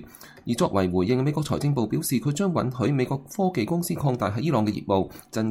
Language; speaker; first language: Chinese; native; Chinese